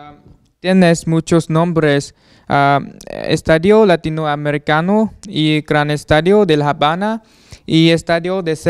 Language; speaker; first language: Spanish; non-native, learner; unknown